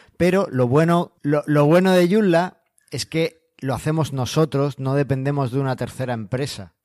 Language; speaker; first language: Spanish; native; Spanish